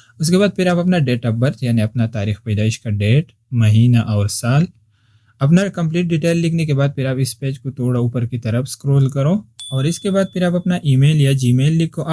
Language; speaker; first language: Urdu; non-native, local second language; Pashto